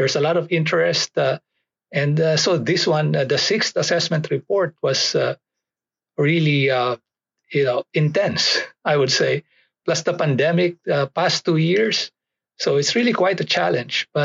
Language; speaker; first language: English; non-native, local second language; Filipino